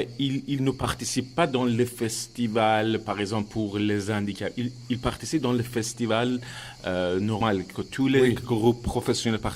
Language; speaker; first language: French; non-native, fluent; Persian